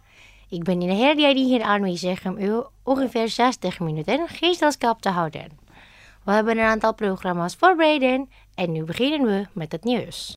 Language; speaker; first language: Dutch; non-native, learner; Indonesian